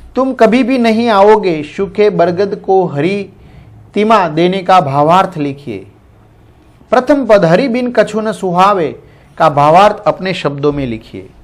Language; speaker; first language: Hindi; non-native, local second language; Gujarati